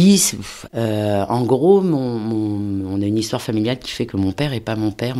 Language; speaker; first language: French; native; French